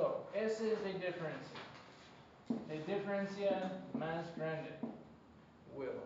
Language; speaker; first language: Spanish; non-native, learner; English